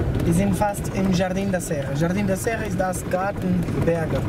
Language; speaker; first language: German; non-native, learner; Portuguese